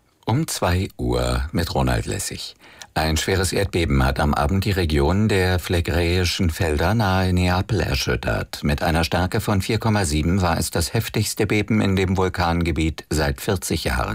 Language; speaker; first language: German; native; German